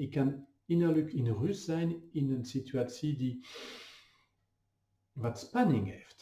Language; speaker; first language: Dutch; non-native, fluent; French